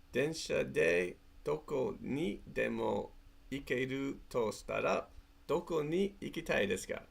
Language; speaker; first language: Japanese; non-native, fluent; English